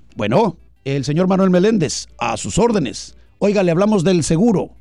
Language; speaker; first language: Spanish; native; Spanish